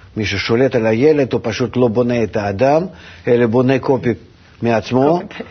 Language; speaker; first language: Hebrew; non-native, fluent; Russian